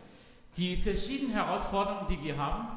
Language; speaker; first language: German; non-native, fluent; Arabic